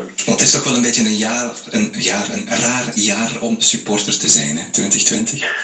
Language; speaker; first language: Dutch; native; Dutch